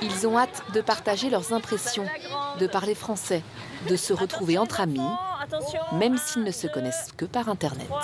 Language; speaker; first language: French; native; French